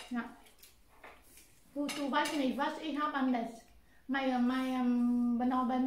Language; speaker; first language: German; non-native, learner; Vietnamese